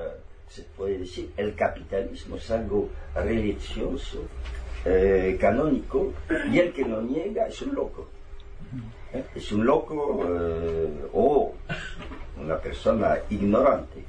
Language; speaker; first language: Spanish; native; Spanish